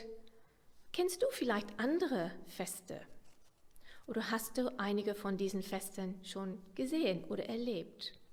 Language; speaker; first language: German; non-native, fluent; English